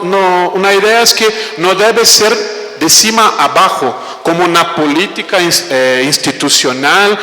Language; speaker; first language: Spanish; non-native, fluent; Portuguese